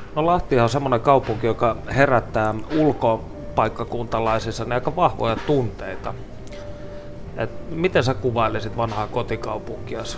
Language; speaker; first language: Finnish; native; Finnish